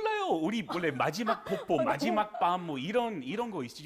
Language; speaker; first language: Korean; non-native, fluent; English